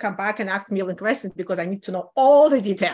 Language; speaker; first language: English; non-native, fluent; Russian